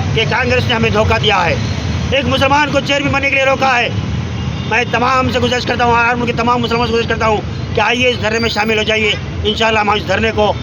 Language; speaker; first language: Hindi; native; Hindi